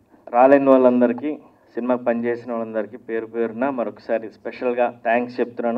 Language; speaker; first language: Telugu; native; Telugu